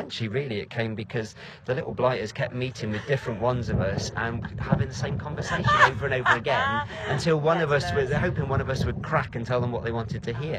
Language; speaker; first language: English; native; English